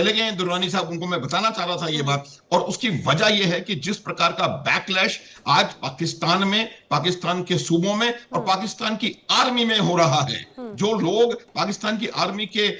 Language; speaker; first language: Hindi; native; Hindi